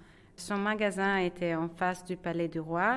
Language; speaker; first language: French; non-native, fluent; Italian